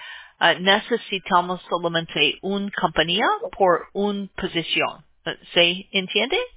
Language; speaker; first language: Spanish; non-native, learner; English